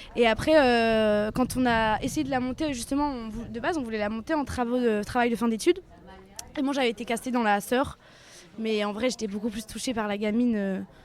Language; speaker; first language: French; native; French